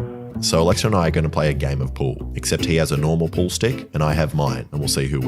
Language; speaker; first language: English; native; English